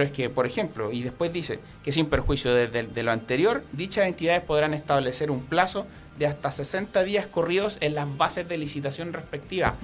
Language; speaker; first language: Spanish; native; Spanish